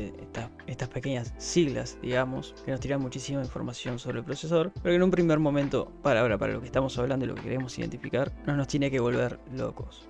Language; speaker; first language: Spanish; native; Spanish